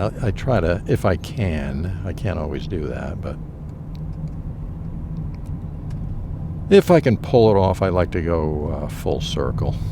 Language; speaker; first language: English; native; English